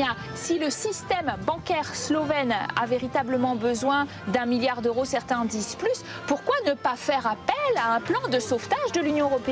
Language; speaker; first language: French; native; French